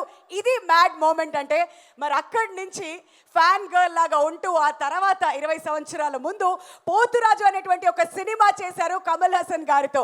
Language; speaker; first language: Telugu; native; Telugu